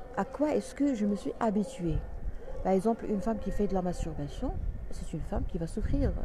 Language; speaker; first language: French; non-native, local second language; Arabic